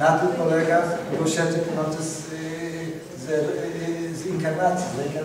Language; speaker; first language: Polish; native; Polish